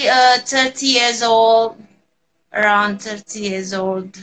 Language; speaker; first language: English; non-native, learner; Indonesian